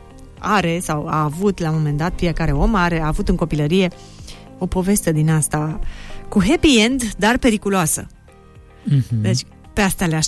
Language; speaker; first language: Romanian; native; Romanian